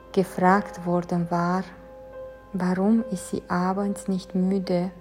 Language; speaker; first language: German; non-native, fluent; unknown